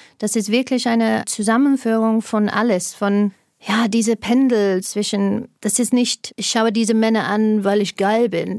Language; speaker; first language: German; non-native, fluent; English